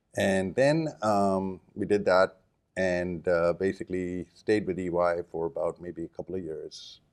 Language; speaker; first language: English; early bilingual, other home language; Japanese